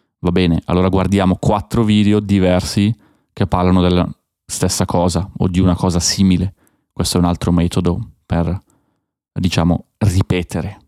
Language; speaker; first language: Italian; native; Italian